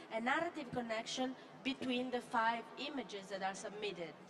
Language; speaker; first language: English; non-native, fluent; Italian